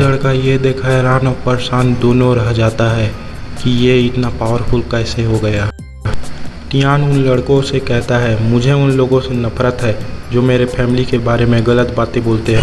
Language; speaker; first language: Hindi; native; Hindi